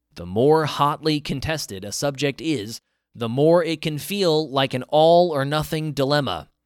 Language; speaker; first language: English; native; English